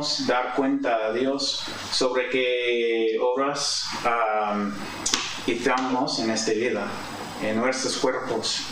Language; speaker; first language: Spanish; non-native, fluent; English